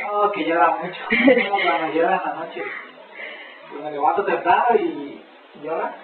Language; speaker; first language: Spanish; native; Spanish